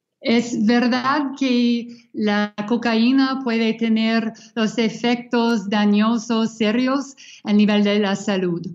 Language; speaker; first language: Spanish; non-native, fluent; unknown